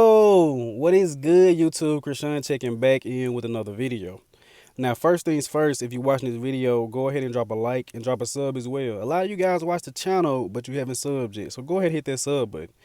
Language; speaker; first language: English; native; English